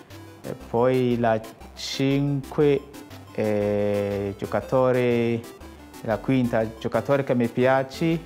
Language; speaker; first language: Italian; non-native, fluent; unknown